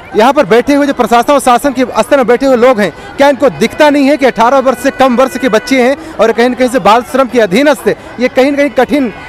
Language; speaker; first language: Hindi; native; Hindi